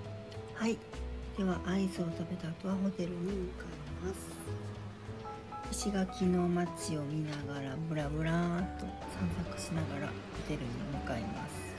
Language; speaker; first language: Japanese; native; Japanese